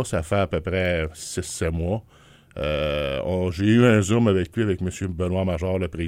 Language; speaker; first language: French; native; French